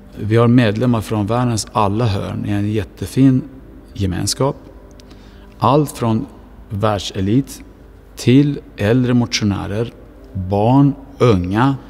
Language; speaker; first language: Swedish; non-native, fluent; Persian